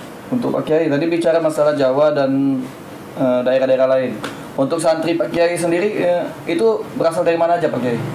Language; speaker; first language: Malay; native; Malay